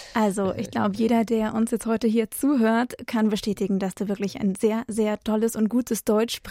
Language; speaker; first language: German; native; German